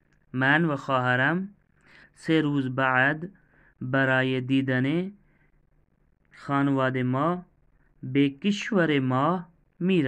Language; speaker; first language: Persian; non-native, fluent; Urdu